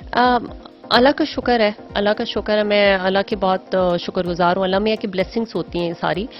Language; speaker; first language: Urdu; non-native, local second language; Khowar